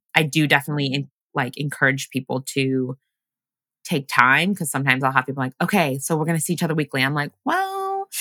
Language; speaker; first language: English; early bilingual, other home language; Ganda